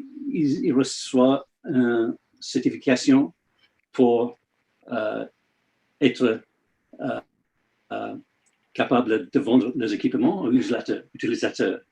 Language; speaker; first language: French; non-native, learner; English